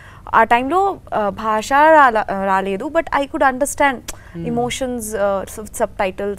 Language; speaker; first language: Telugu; non-native, learner; Bangla